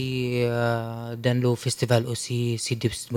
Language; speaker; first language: French; non-native, learner; Arabic